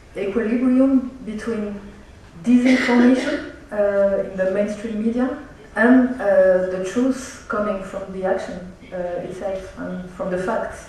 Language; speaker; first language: English; non-native, fluent; French